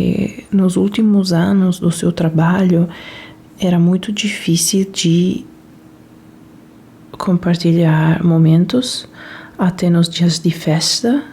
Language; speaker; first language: Portuguese; non-native, fluent; Italian